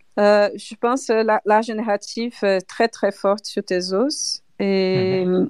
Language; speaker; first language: French; non-native, fluent; Portuguese